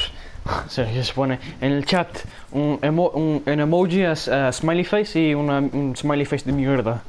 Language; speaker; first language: Spanish; non-native, learner; English